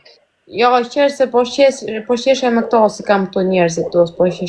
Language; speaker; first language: Albanian; native; Albanian